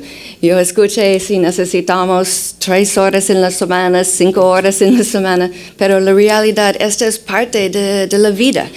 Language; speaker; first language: Spanish; non-native, fluent; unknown